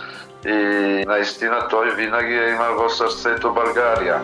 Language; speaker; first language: Bulgarian; non-native, fluent; Italian